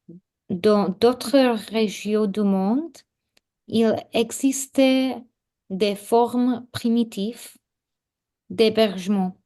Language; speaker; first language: French; non-native, learner; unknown